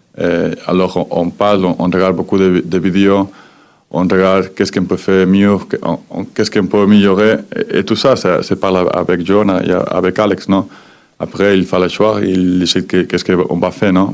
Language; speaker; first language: French; non-native, fluent; Spanish